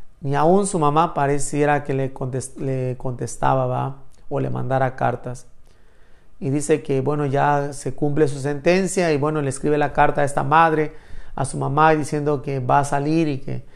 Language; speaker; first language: Spanish; native; Spanish